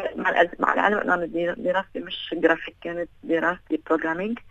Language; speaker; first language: Arabic; native; Arabic